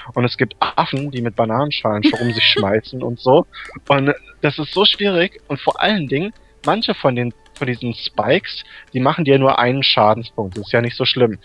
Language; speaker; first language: German; native; German